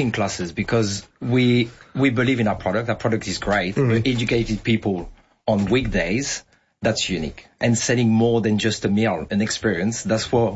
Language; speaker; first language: English; non-native, fluent; French